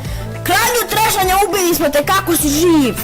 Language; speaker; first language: Bosnian; native; Bosnian